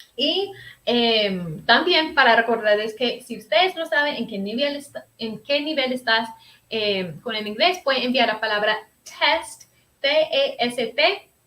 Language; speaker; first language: Spanish; early bilingual, heritage; Spanish